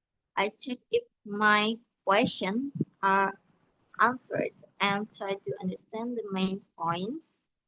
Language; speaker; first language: English; non-native, learner; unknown